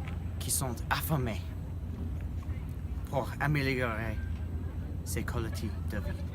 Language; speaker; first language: French; non-native, learner; English